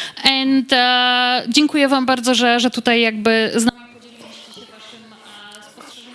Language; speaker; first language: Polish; native; Polish